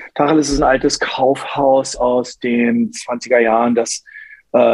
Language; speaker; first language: German; non-native, local second language; English